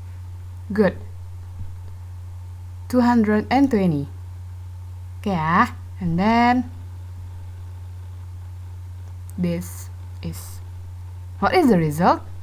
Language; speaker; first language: English; non-native, learner; Indonesian